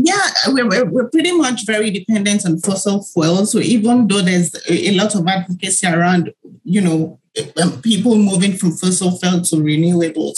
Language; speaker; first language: English; non-native, local second language; Yoruba